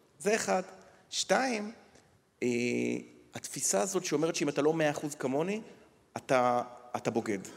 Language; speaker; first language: Hebrew; native; Hebrew